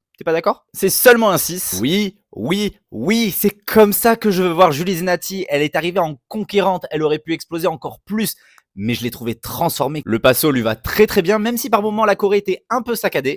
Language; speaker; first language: French; native; French